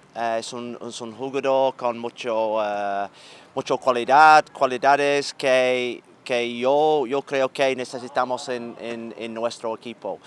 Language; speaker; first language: Spanish; non-native, learner; English